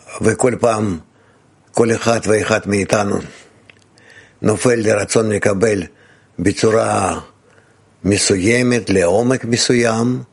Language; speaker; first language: Hebrew; non-native, fluent; Russian